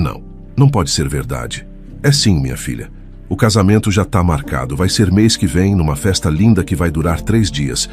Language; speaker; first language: Portuguese; native; Portuguese